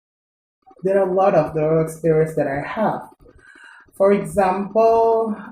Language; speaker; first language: English; non-native, learner; Indonesian